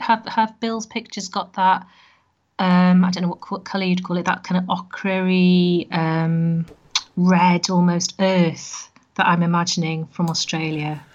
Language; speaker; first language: English; native; English